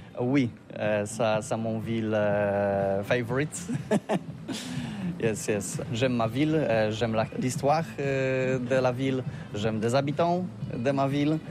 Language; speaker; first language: French; non-native, learner; Polish